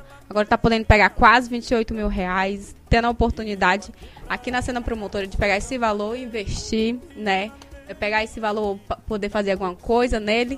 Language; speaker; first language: Portuguese; native; Portuguese